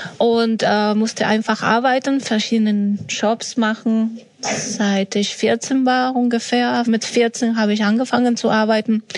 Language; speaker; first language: German; non-native, fluent; Spanish